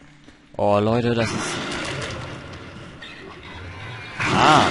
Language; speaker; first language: German; native; German